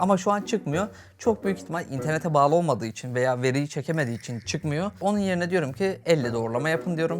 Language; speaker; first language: Turkish; native; Turkish